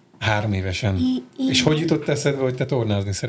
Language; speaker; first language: Hungarian; native; Hungarian